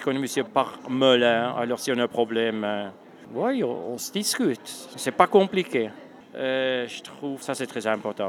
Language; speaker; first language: French; non-native, local second language; Swiss German